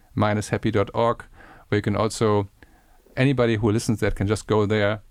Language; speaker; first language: English; non-native, fluent; German